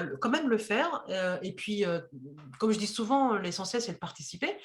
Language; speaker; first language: French; native; French